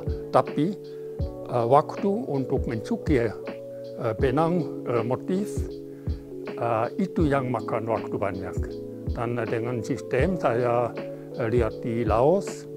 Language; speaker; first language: Indonesian; non-native, fluent; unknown